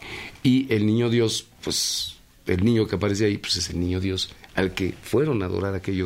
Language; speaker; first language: Spanish; native; Spanish